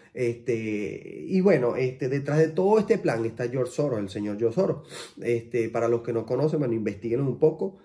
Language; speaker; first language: Spanish; native; Spanish